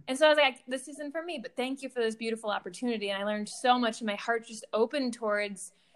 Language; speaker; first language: English; native; English